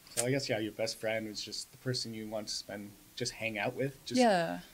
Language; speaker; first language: English; native; English